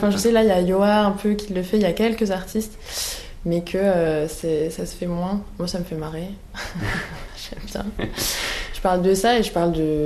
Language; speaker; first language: French; native; French